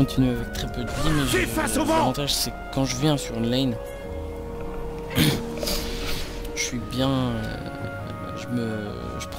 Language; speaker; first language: French; native; French